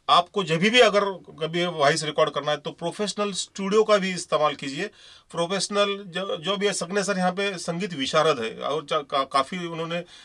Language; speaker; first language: Hindi; non-native, local second language; Marathi